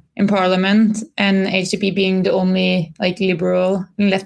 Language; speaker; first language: English; non-native, fluent; Norwegian